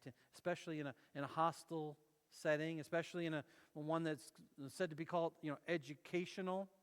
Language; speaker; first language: English; native; English